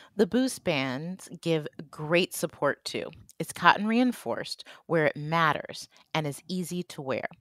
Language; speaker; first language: English; native; English